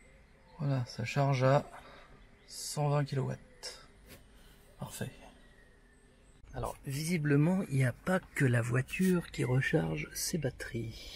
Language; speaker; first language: French; native; French